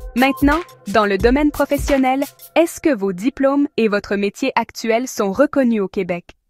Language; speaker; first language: French; native; French